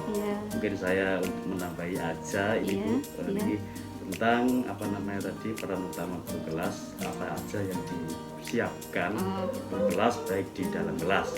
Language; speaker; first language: Indonesian; native; Indonesian